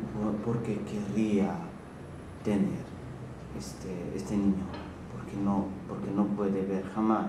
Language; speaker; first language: Spanish; non-native, fluent; Hungarian